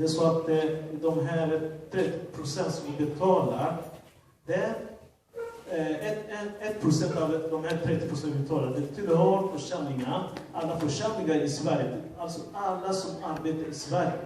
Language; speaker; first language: Swedish; non-native, fluent; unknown